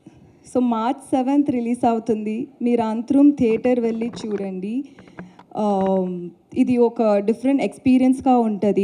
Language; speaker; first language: Telugu; non-native, learner; Tamil